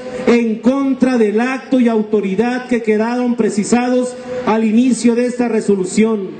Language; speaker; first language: Spanish; native; Spanish